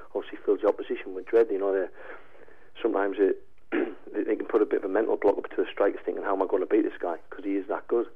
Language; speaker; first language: English; native; English